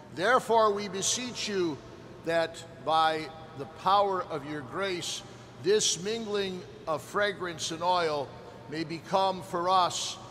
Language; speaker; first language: English; native; English